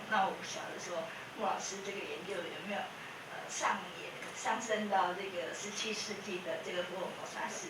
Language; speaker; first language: Chinese; native; Chinese